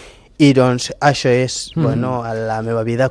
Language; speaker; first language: Catalan; non-native, fluent; Fula